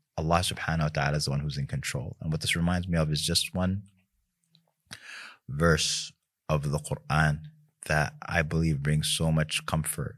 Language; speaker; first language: English; native; English